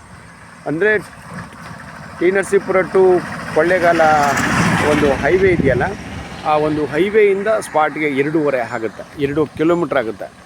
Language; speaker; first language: Kannada; native; Kannada